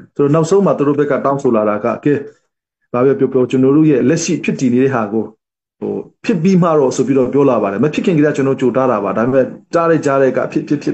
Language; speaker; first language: Burmese; non-native, local second language; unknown